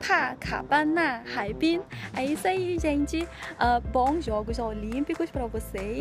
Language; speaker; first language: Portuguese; non-native, fluent; Chinese